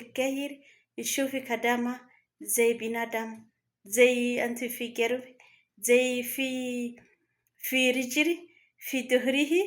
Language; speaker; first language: Arabic; non-native, learner; Kinyarwanda